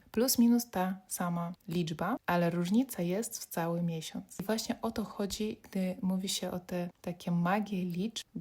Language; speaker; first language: Polish; non-native, fluent; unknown